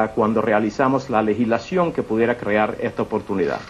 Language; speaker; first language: Spanish; early bilingual, heritage; Spanish